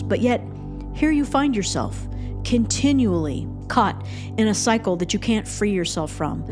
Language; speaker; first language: English; native; English